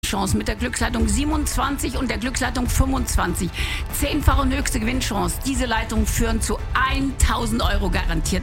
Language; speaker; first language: German; native; German